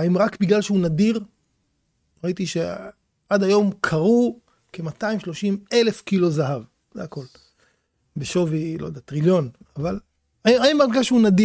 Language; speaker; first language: Hebrew; native; Hebrew